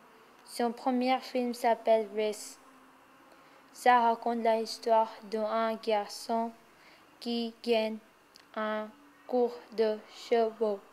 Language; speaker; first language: French; non-native, learner; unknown